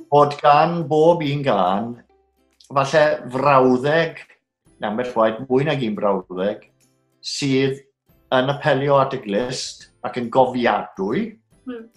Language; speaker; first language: Welsh; native; Welsh